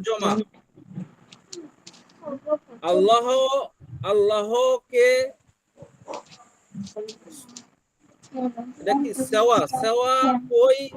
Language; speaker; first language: Hindi; non-native, learner; Bangla